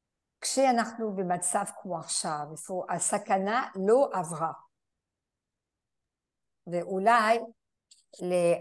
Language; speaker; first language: Hebrew; non-native, fluent; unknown